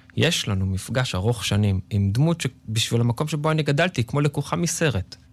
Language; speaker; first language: Hebrew; native; Hebrew